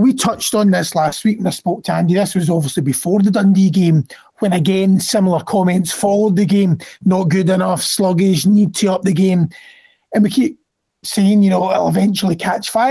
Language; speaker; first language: English; native; English